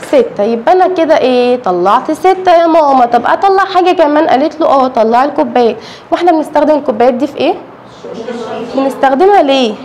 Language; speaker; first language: Arabic; native; Arabic